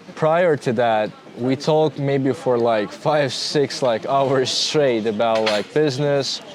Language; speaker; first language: English; non-native, fluent; Azerbaijani